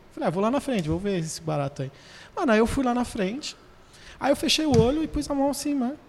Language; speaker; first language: Portuguese; native; Portuguese